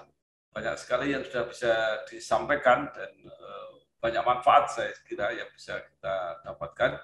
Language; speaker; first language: Indonesian; native; Indonesian